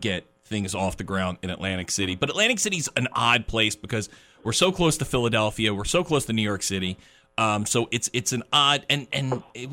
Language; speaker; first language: English; native; English